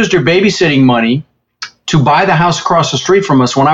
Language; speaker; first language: English; early bilingual, other home language; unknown